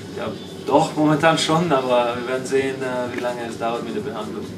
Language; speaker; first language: German; non-native, fluent; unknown